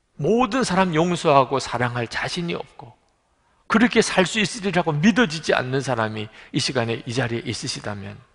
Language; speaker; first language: Korean; native; Korean